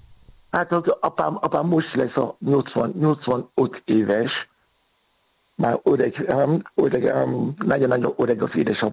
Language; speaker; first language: Hungarian; non-native, fluent; Yoruba